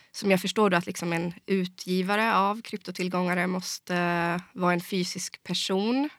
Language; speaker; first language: Swedish; native; Swedish